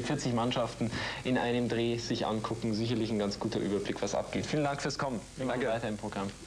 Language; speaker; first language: German; native; German